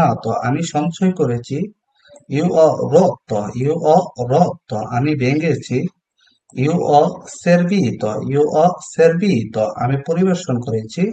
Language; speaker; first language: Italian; non-native, fluent; Bangla